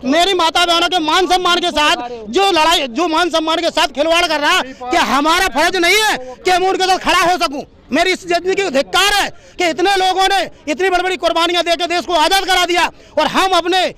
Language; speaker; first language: Hindi; native; Hindi